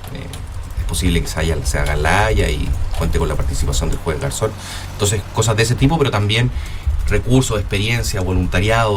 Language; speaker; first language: Spanish; native; Spanish